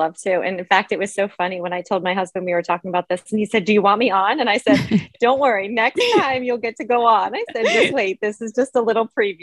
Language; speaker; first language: English; native; English